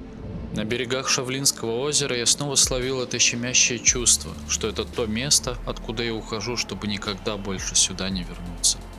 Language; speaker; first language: Russian; native; Russian